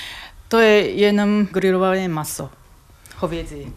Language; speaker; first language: Czech; non-native, fluent; Japanese